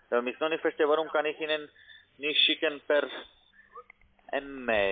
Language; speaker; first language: German; non-native, learner; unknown